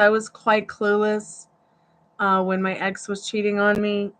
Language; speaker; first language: English; native; English